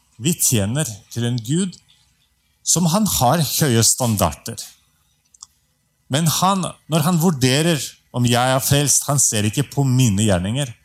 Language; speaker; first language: Norwegian; non-native, fluent; Russian